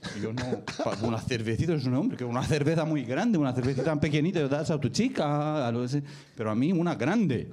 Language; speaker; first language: Spanish; non-native, learner; Romanian